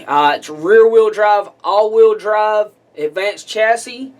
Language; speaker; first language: English; native; English